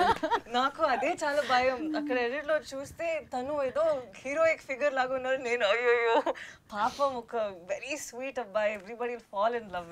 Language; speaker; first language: Telugu; non-native, learner; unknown